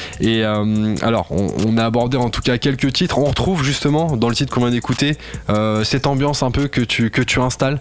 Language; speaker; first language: French; native; French